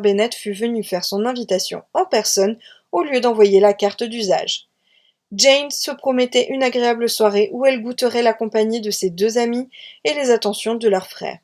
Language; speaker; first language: French; native; French